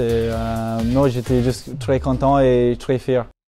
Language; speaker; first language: French; non-native, fluent; English